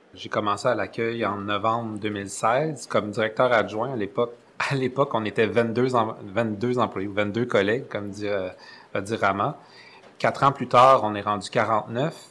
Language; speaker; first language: French; native; French